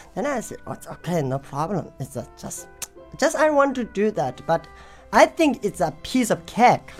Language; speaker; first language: English; non-native, learner; Tibetan